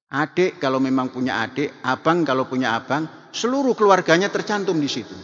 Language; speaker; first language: Indonesian; non-native, local second language; Javanese